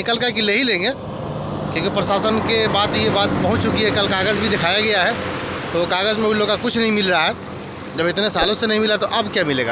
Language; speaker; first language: Hindi; native; Hindi